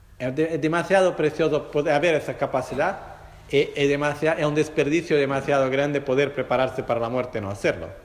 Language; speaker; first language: Spanish; non-native, fluent; Portuguese